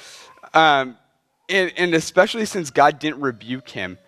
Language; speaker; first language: English; native; English